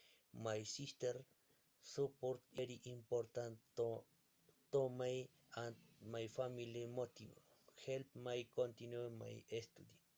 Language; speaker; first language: English; non-native, learner; Spanish